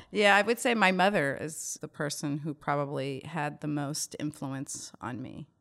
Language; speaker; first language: English; native; English